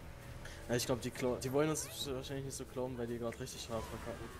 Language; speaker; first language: German; native; German